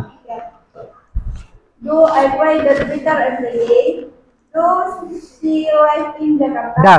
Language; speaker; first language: English; non-native, learner; Indonesian